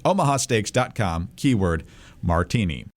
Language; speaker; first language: English; native; English